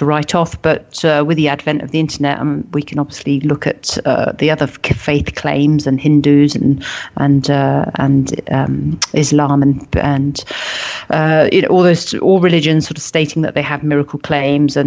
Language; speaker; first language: English; native; English